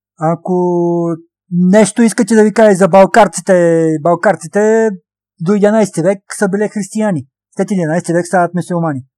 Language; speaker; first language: Bulgarian; native; Bulgarian